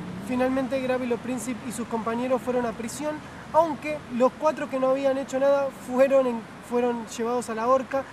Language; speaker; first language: Spanish; native; Spanish